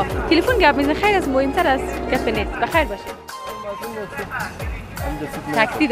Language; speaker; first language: Persian; native; Persian